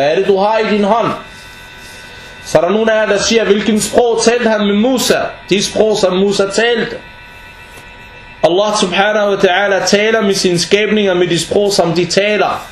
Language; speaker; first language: Danish; non-native, fluent; Arabic